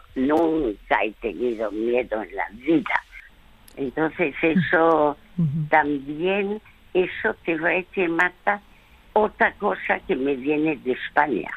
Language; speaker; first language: Spanish; early bilingual, other home language; French